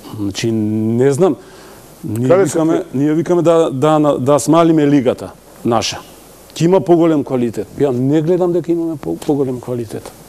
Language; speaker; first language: Macedonian; non-native, local second language; Albanian